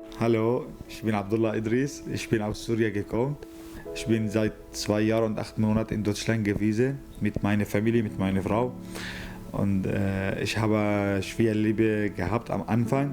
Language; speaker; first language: German; non-native, learner; Arabic